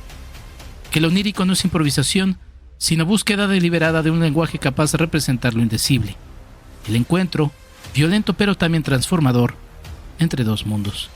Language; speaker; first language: Spanish; native; Spanish